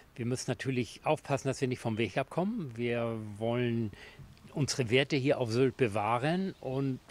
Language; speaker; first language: German; native; German